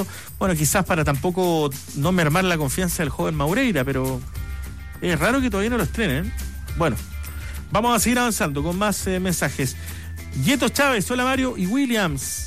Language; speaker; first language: Spanish; native; Spanish